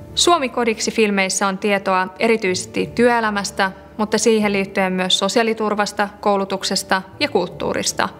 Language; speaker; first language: Finnish; early bilingual, other home language; Persian